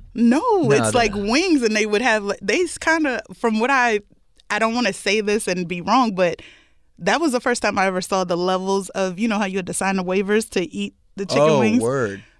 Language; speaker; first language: English; native; English